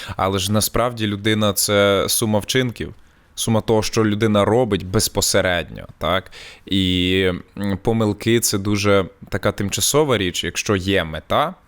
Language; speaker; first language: Ukrainian; non-native, local second language; Russian